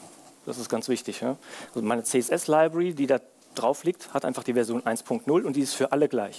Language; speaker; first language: German; native; German